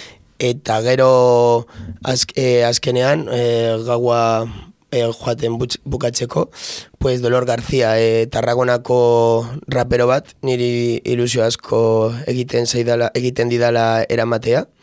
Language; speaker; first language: Basque; non-native, local second language; Spanish